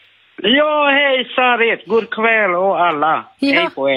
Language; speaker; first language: Swedish; non-native, learner; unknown